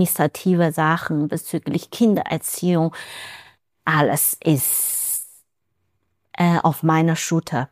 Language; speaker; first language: German; non-native, fluent; Chinese